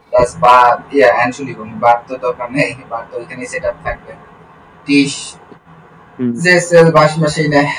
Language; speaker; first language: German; non-native, learner; Bangla